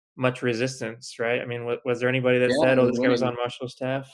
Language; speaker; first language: English; native; English